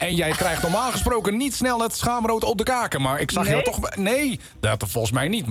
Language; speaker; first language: Dutch; native; Dutch